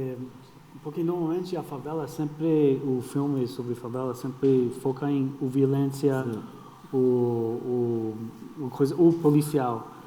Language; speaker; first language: Portuguese; non-native, fluent; English